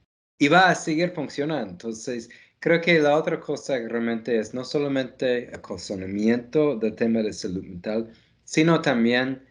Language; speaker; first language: Spanish; non-native, fluent; English